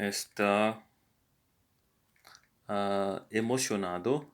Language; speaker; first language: Spanish; non-native, learner; English